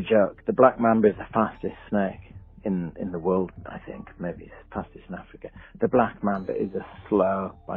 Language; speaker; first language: English; native; English